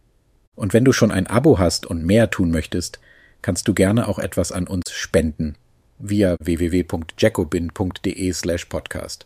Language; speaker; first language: German; native; German